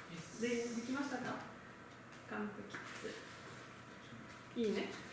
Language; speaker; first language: Japanese; non-native, learner; French